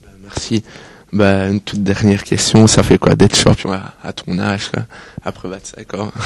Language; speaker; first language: French; native; French